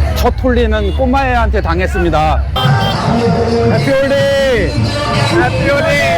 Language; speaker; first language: Korean; native; Korean